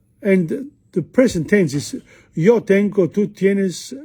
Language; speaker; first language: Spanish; non-native, learner; Italian